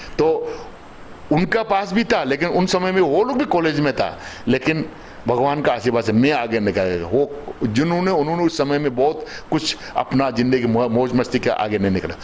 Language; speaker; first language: Hindi; non-native, local second language; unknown